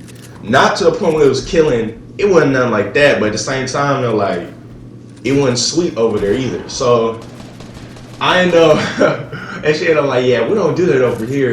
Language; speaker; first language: English; native; English